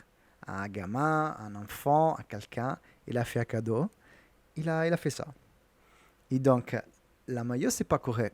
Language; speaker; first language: French; non-native, learner; Italian